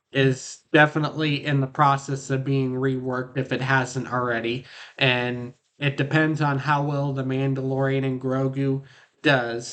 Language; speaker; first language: English; native; English